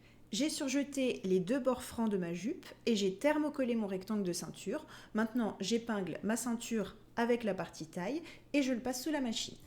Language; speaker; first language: French; native; French